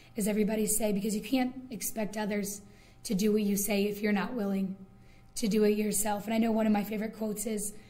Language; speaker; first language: English; native; English